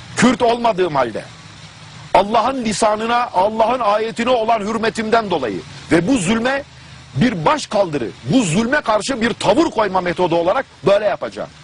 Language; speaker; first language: Turkish; non-native, fluent; German